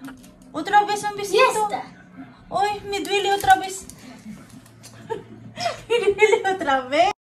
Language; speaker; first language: Spanish; non-native, learner; Cebuano